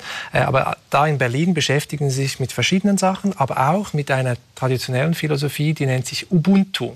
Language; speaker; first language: German; native; German